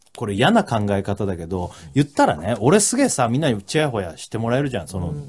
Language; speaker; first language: Japanese; native; Japanese